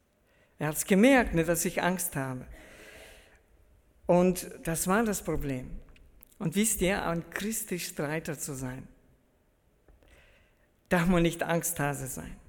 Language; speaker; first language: German; early bilingual, heritage; German